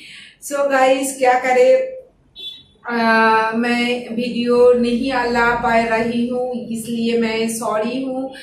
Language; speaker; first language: Hindi; non-native, local second language; Bangla